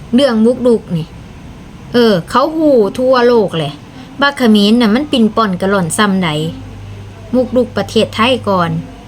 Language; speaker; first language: Thai; non-native, local second language; Lao